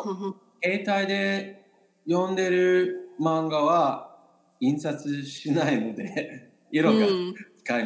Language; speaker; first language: Japanese; non-native, learner; English